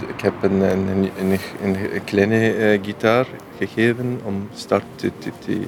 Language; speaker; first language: Dutch; non-native, learner; Arabic